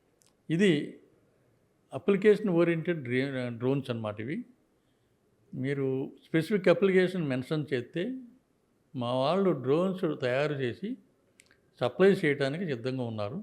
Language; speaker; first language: Telugu; native; Telugu